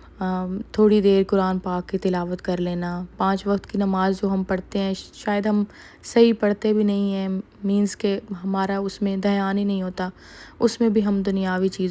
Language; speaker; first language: Urdu; native; Urdu